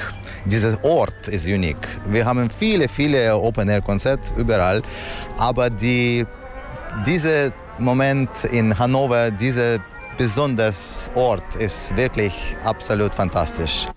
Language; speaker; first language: German; non-native, fluent; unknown